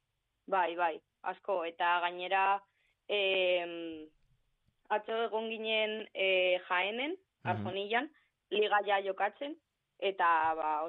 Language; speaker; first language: Basque; non-native, local second language; Spanish